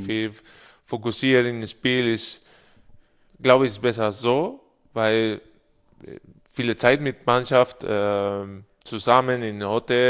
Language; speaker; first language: German; non-native, learner; Spanish